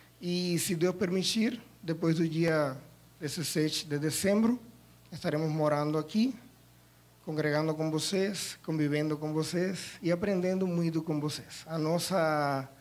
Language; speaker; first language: Portuguese; non-native, fluent; Spanish